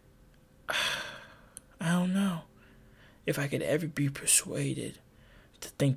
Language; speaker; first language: English; native; English